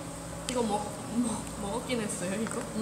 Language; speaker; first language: Korean; non-native, fluent; Thai